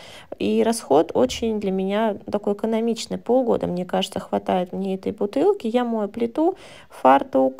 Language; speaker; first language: Russian; native; Russian